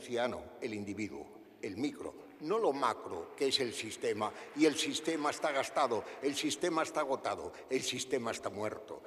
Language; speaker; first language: Spanish; native; Spanish